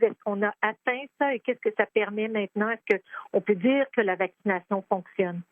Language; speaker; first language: French; native; French